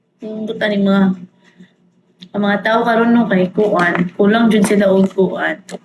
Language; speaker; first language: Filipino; non-native, local second language; Cebuano